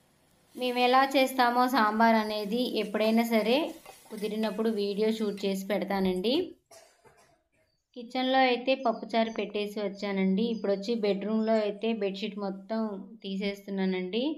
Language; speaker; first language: Telugu; native; Telugu